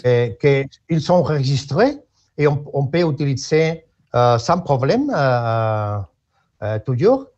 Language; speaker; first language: French; non-native, learner; Spanish